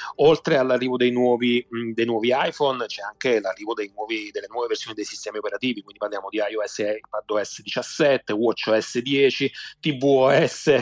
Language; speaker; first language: Italian; native; Italian